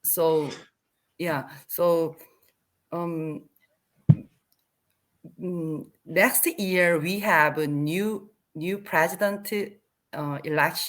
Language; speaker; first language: English; non-native, learner; Korean